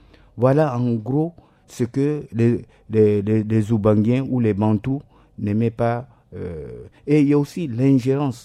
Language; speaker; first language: French; non-native, local second language; Sango